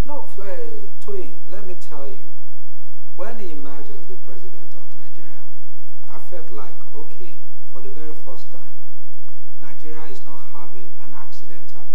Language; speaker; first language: English; non-native, local second language; Yoruba